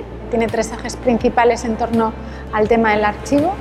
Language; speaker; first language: Spanish; native; Spanish